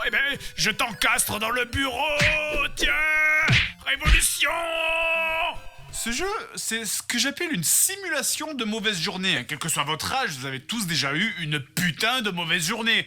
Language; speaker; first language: French; native; French